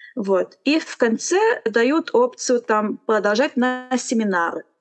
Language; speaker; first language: Russian; non-native, fluent; Romanian